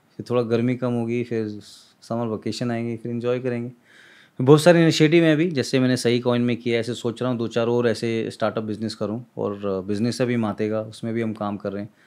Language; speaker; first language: Hindi; native; Hindi